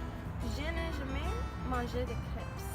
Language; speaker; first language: French; non-native, learner; Spanish